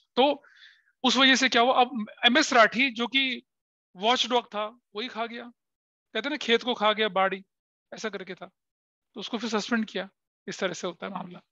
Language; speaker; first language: Hindi; native; Hindi